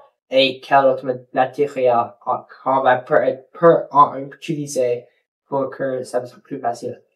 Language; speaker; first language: French; non-native, local second language; English